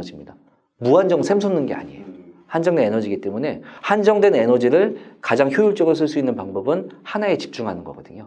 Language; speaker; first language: Korean; native; Korean